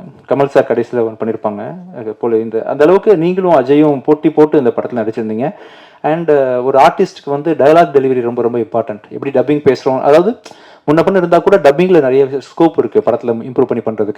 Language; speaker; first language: Tamil; native; Tamil